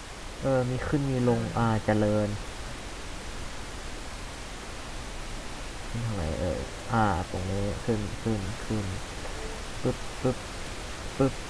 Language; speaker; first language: Thai; native; Thai